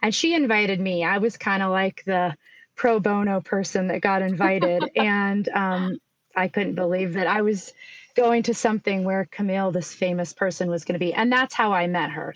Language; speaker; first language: English; native; English